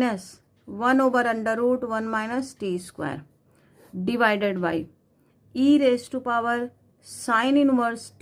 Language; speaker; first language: Hindi; native; Hindi